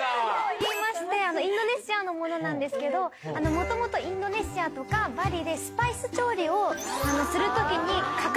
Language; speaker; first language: Japanese; native; Japanese